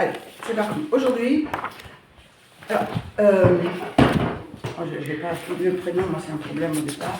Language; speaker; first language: French; native; French